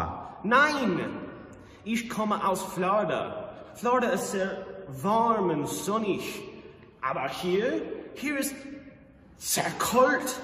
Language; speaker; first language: German; non-native, learner; English